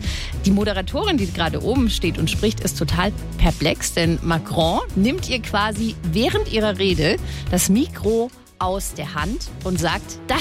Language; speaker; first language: German; native; German